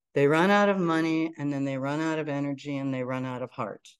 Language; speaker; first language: English; native; English